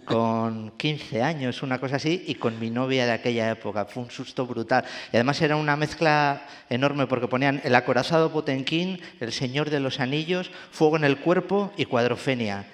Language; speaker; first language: Spanish; native; Spanish